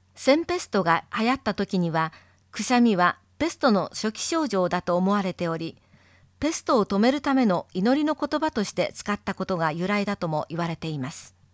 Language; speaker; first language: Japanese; non-native, fluent; English